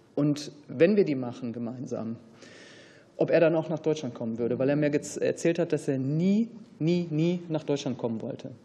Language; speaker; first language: German; native; German